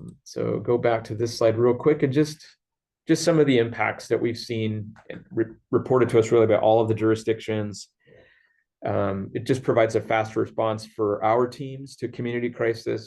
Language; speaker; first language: English; native; English